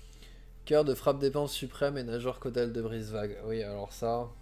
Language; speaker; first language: French; native; French